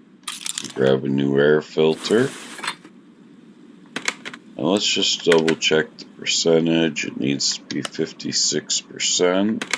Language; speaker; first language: English; native; English